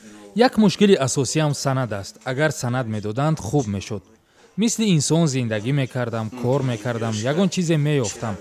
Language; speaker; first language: Persian; non-native, learner; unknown